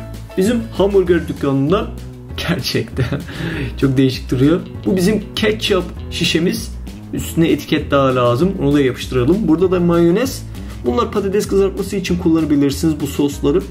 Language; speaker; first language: Turkish; non-native, fluent; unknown